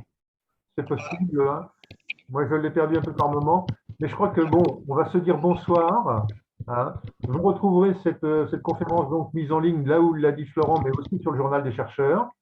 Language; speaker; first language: French; native; French